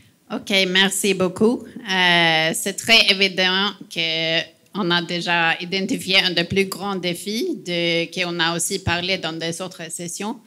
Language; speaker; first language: French; non-native, fluent; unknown